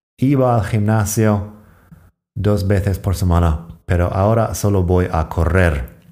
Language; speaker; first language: Spanish; non-native, fluent; English